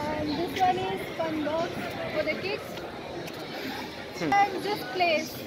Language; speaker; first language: English; non-native, local second language; Hindi